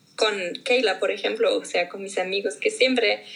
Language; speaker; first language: Spanish; non-native, fluent; German